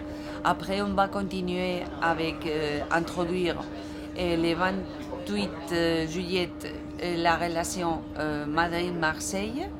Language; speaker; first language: French; non-native, fluent; Spanish